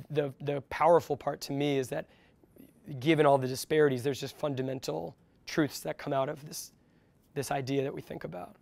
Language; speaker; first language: English; native; English